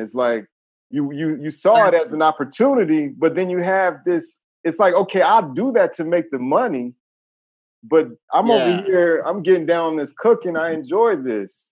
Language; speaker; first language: English; native; English